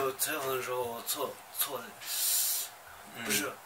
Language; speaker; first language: Chinese; non-native, local second language; Tibetan